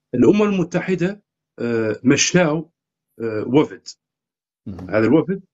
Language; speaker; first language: Arabic; native; Arabic